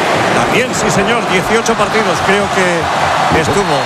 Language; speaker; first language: Spanish; native; Spanish